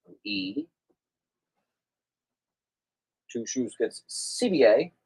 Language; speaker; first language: English; native; English